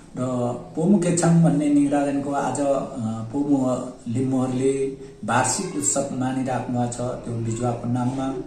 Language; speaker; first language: Nepali; non-native, local second language; Limbu